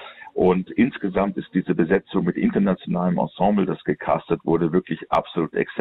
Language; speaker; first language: German; native; German